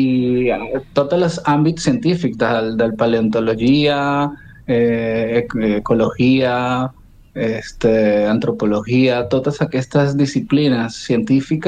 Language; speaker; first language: Catalan; non-native, learner; Spanish